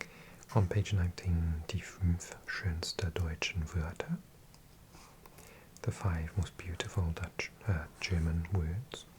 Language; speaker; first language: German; non-native, learner; English